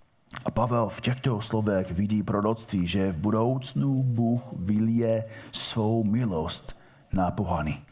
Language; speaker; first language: Czech; non-native, fluent; English